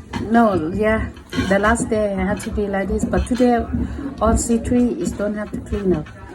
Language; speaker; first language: English; non-native, learner; Northeastern Thai